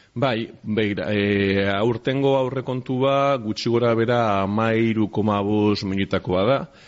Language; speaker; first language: Basque; non-native, local second language; Spanish